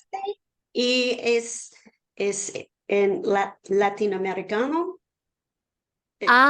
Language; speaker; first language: Spanish; non-native, learner; English